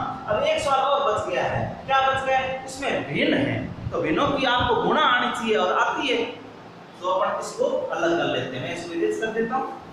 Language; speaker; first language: Hindi; native; Hindi